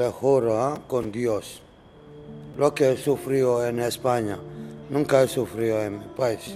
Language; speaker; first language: Spanish; non-native, learner; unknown